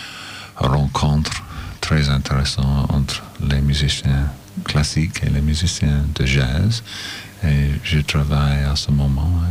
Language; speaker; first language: French; non-native, learner; English